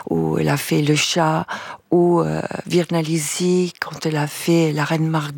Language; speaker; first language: French; non-native, fluent; Italian